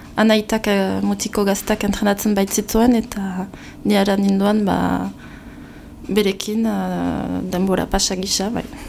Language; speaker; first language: Basque; native; Basque